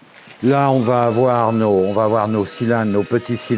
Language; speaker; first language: French; native; French